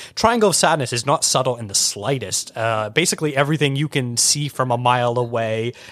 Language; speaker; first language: English; native; English